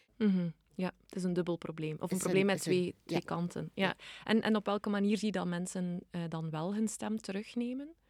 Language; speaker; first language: Dutch; native; Dutch